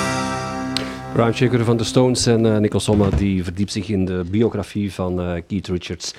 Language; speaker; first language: Dutch; native; Dutch